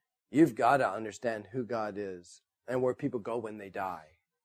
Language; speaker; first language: English; native; English